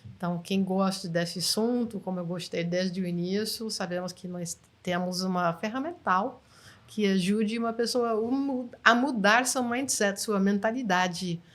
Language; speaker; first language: Portuguese; non-native, fluent; English